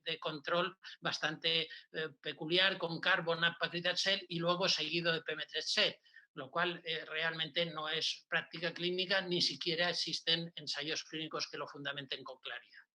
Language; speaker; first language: Spanish; native; Spanish